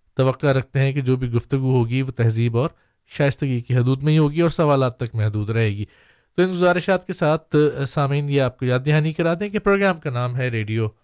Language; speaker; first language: Urdu; native; Urdu